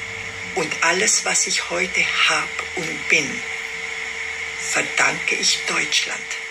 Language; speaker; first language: German; non-native, fluent; Romanian